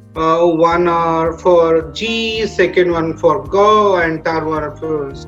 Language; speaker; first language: English; non-native, local second language; Odia